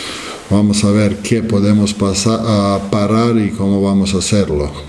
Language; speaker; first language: Spanish; non-native, fluent; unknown